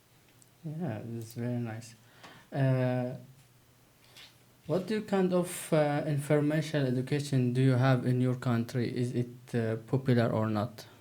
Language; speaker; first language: English; non-native, learner; Turkish